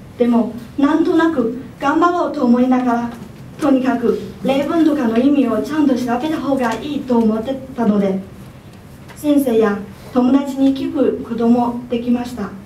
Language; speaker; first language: Japanese; non-native, fluent; Chinese